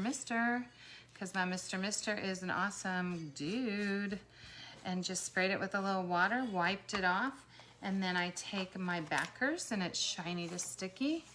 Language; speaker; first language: English; native; English